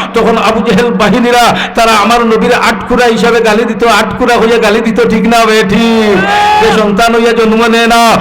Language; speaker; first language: Bangla; non-native, local second language; Sylheti